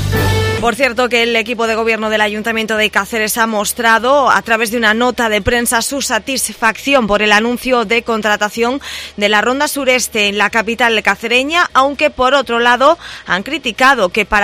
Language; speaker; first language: Spanish; native; Spanish